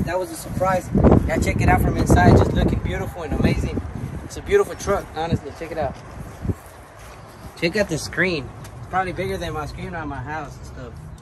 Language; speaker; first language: English; early bilingual, other home language; Spanish